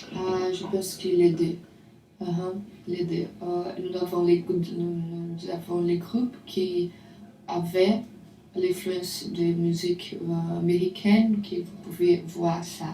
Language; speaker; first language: French; non-native, learner; Portuguese